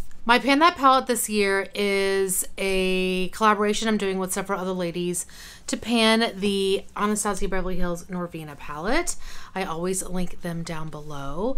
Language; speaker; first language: English; native; English